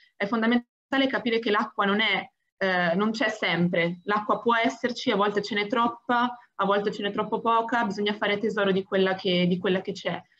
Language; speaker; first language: Italian; native; Italian